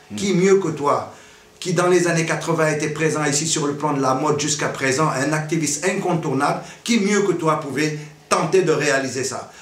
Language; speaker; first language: French; non-native, local second language; Wolof